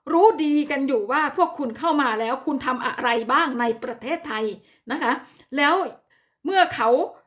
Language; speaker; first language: Thai; native; Thai